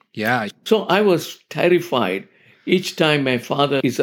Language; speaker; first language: English; non-native, local second language; Tamil